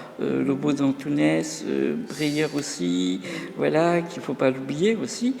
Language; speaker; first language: French; native; French